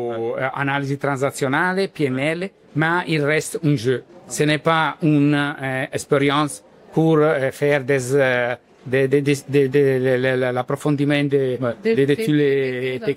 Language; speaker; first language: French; non-native, learner; Italian